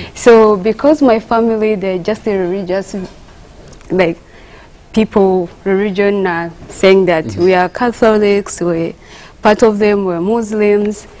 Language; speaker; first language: English; non-native, local second language; Kinyarwanda